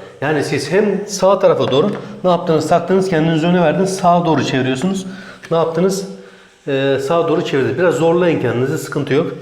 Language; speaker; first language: Turkish; native; Turkish